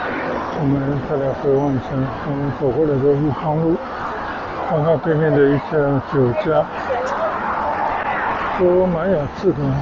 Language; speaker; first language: Chinese; native; Chinese